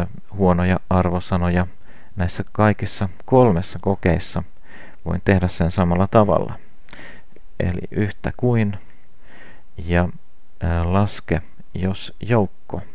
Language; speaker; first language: Finnish; non-native, local second language; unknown